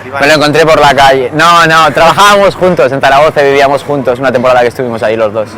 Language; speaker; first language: Spanish; native; Spanish